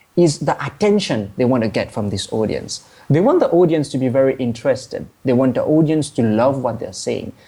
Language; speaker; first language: English; non-native, fluent; Morisyen